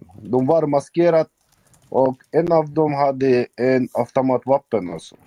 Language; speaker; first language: Swedish; non-native, local second language; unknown